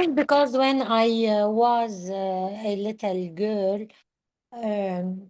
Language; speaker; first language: English; non-native, learner; Arabic